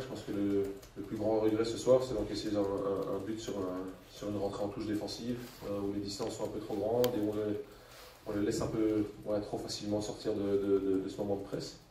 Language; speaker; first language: French; native; French